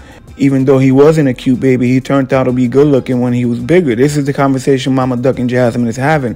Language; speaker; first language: English; native; English